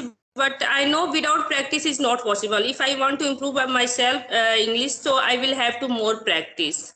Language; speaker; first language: English; non-native, learner; Hindi